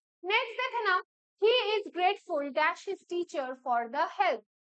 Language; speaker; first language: English; non-native, local second language; Bangla